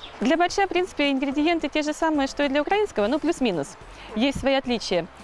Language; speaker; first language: Russian; native; Russian